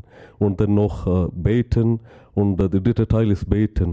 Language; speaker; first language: German; non-native, learner; Malayalam